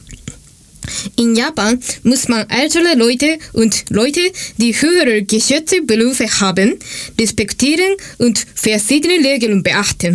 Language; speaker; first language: German; non-native, fluent; Japanese